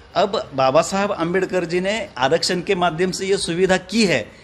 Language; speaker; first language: Hindi; non-native, local second language; Marathi